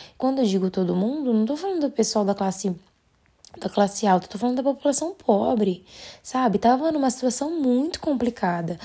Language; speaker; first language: Portuguese; native; Portuguese